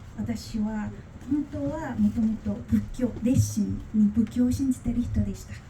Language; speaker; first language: Japanese; non-native, fluent; Korean